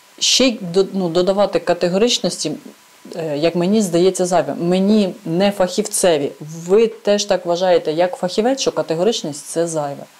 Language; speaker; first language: Ukrainian; native; Ukrainian